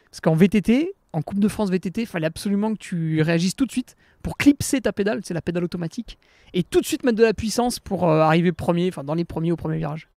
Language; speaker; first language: French; native; French